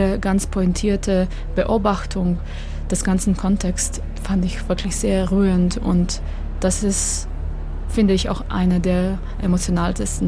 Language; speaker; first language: German; non-native, fluent; Croatian